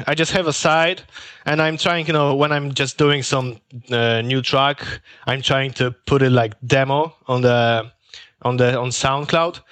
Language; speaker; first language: English; non-native, learner; Polish